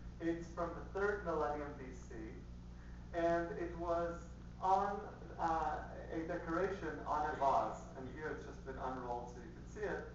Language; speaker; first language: English; early bilingual, other home language; Spanish